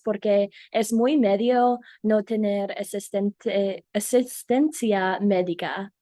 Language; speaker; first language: Spanish; non-native, learner; English